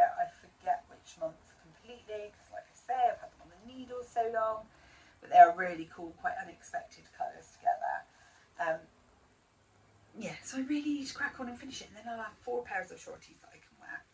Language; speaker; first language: English; native; English